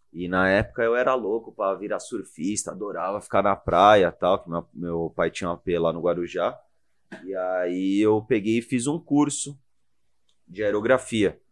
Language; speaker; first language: Portuguese; native; Portuguese